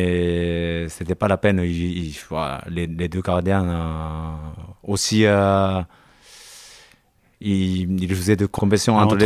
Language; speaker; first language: French; non-native, learner; Japanese